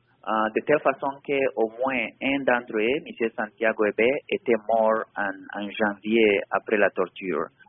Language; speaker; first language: French; non-native, fluent; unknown